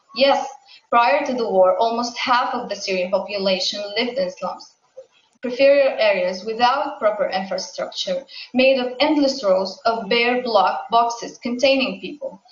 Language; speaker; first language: English; non-native, fluent; Arabic